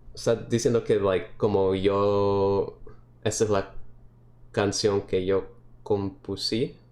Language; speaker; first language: Spanish; early bilingual, other home language; English